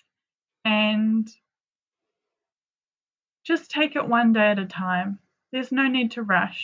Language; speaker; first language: English; native; English